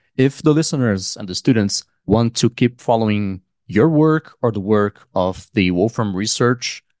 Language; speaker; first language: English; non-native, fluent; Portuguese